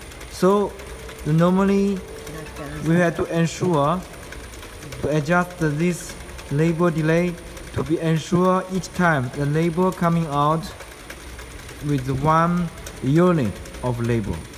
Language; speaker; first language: English; non-native, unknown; Chinese